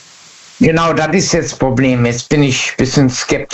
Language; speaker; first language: German; native; German